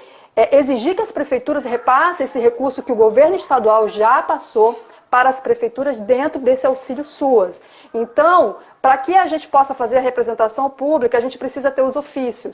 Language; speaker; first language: Portuguese; native; Portuguese